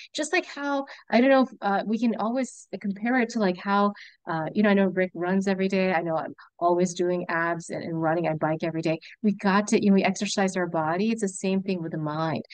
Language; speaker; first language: English; native; English